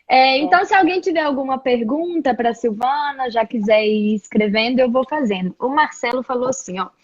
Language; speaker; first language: Portuguese; native; Portuguese